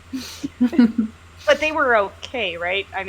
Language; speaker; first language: English; native; English